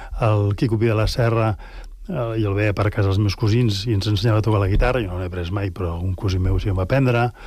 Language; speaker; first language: Catalan; native; Catalan